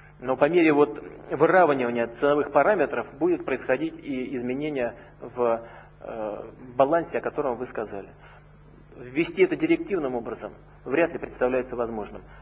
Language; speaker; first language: Russian; native; Russian